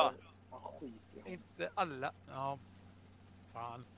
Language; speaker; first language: Swedish; native; Swedish